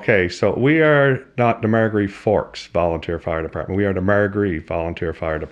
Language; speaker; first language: English; native; English